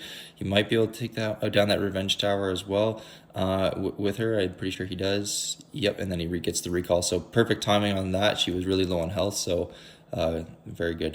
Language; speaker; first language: English; native; English